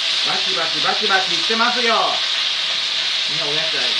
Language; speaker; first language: Japanese; native; Japanese